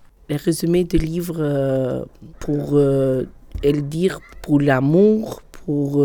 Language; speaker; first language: French; non-native, learner; Albanian